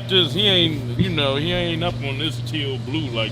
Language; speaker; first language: English; native; English